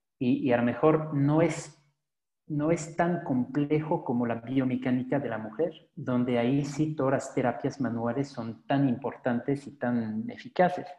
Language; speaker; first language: Spanish; non-native, fluent; French